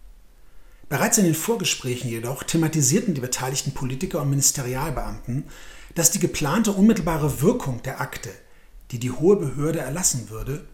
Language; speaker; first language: German; native; German